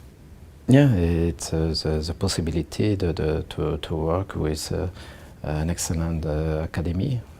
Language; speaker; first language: English; non-native, learner; French